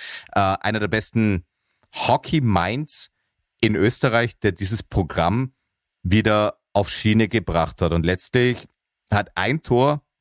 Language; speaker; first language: German; native; German